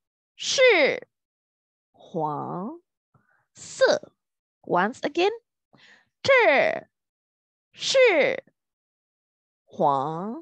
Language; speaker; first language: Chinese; non-native, fluent; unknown